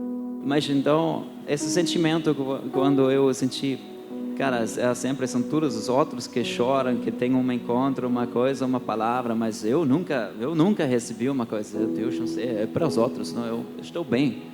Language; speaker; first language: Portuguese; early bilingual, heritage; Portuguese